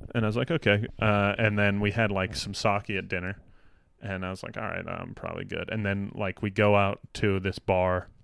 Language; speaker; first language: English; native; English